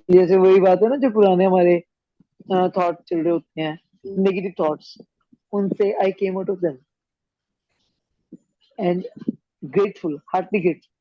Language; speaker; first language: Hindi; native; Hindi